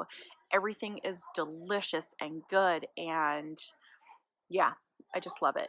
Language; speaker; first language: English; native; English